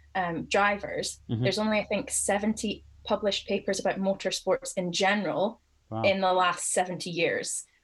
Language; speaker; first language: English; native; English